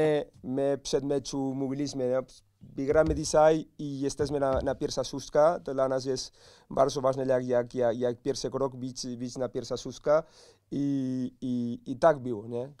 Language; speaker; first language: Polish; non-native, learner; Spanish